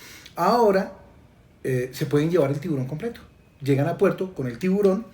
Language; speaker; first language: Spanish; native; Spanish